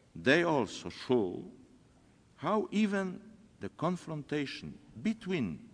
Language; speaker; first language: English; non-native, fluent; Polish